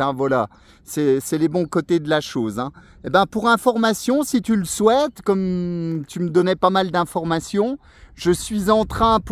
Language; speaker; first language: French; native; French